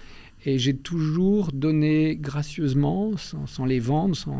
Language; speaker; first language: French; early bilingual, other home language; Albanian